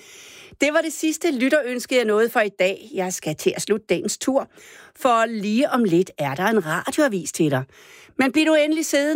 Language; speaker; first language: Danish; native; Danish